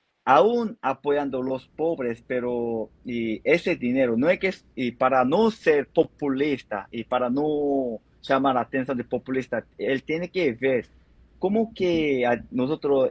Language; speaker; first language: Spanish; non-native, fluent; Korean